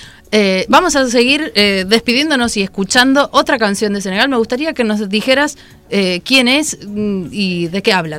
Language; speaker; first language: Spanish; native; Spanish